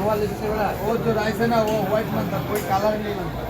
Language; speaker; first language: Hindi; non-native, learner; Bangla